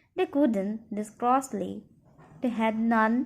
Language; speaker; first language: English; non-native, local second language; Assamese